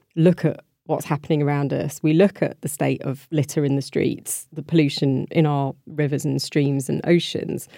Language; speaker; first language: English; native; English